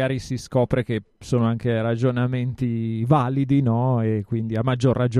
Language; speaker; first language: Italian; native; Italian